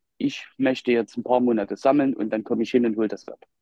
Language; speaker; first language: German; native; German